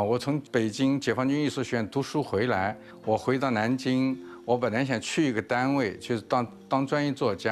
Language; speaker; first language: Chinese; non-native, local second language; Wu Chinese